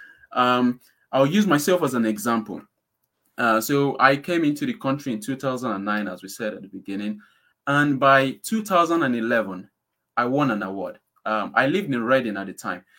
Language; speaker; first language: English; non-native, local second language; Yoruba